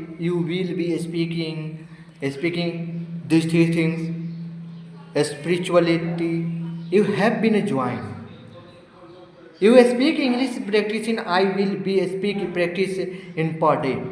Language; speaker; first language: English; non-native, learner; Hindi